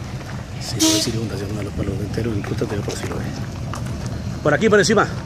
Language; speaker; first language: Spanish; native; Spanish